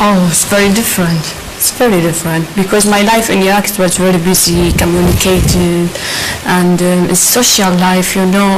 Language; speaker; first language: English; non-native, learner; Arabic